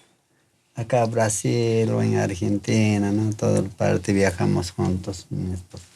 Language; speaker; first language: Spanish; non-native, local second language; Quechua